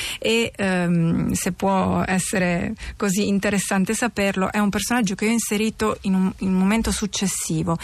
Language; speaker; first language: Italian; native; Italian